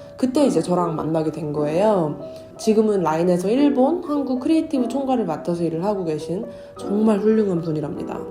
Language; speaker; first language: Korean; native; Korean